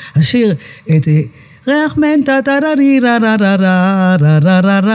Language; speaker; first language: Hebrew; native; Hebrew